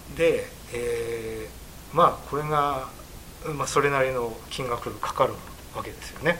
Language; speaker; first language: Japanese; native; Japanese